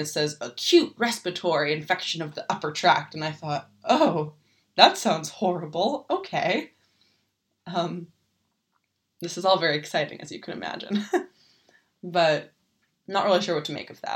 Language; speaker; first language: English; native; English